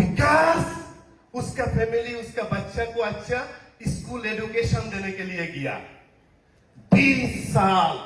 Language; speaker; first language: Hindi; non-native, learner; Bangla